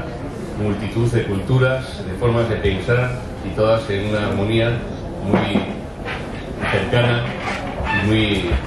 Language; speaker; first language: Spanish; non-native, fluent; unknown